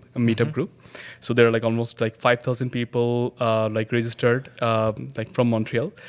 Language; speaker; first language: English; non-native, local second language; Bangla